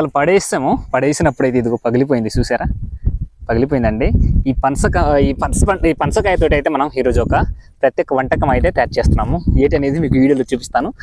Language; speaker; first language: Telugu; native; Telugu